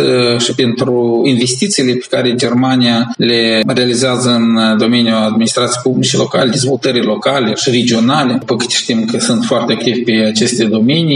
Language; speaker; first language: Romanian; native; Romanian